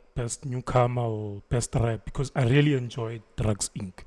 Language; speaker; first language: English; non-native, local second language; Zulu